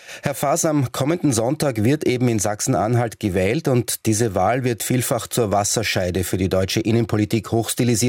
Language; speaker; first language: German; native; German